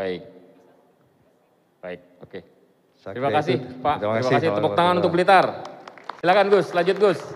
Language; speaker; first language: Indonesian; native; Indonesian